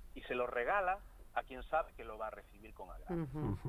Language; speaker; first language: Spanish; non-native, local second language; Galician